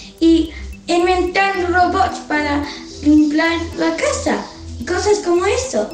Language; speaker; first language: Spanish; early bilingual, heritage; Spanish